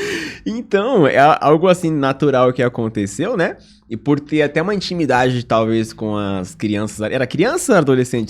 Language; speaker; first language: Portuguese; native; Portuguese